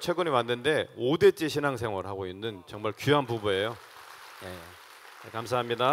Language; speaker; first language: Korean; native; Korean